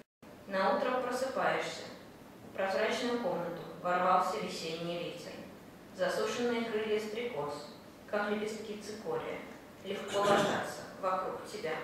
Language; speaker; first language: Russian; native; Russian